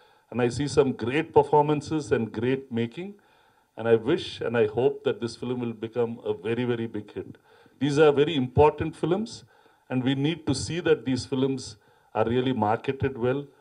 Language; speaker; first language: English; non-native, local second language; Telugu